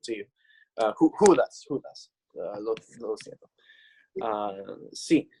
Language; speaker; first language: Spanish; non-native, fluent; English